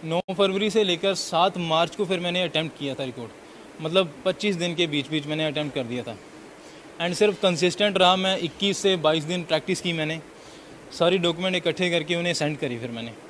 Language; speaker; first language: Hindi; native; Hindi